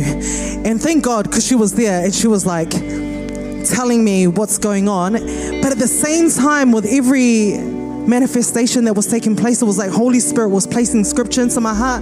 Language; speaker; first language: English; native; English